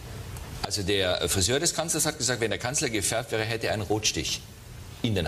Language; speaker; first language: German; native; German